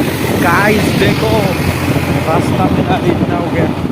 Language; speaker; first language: Hindi; non-native, local second language; Bodo